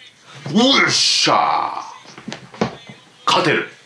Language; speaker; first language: Japanese; native; Japanese